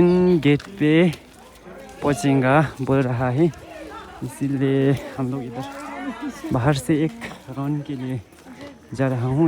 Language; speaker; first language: Hindi; non-native, local second language; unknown